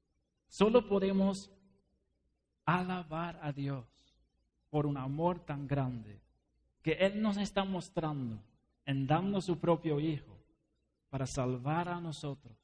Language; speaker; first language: Spanish; non-native, fluent; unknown